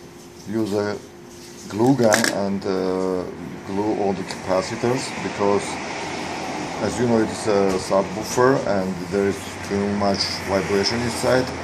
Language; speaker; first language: English; non-native, fluent; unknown